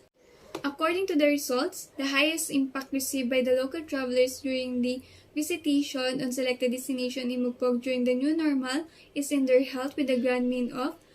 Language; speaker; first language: English; non-native, local second language; Filipino